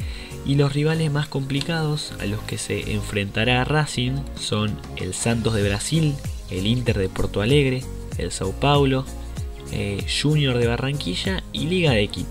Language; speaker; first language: Spanish; native; Spanish